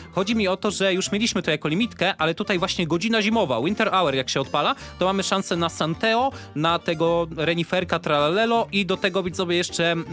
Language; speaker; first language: Polish; native; Polish